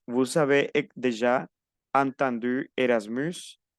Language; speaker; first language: French; non-native, fluent; Spanish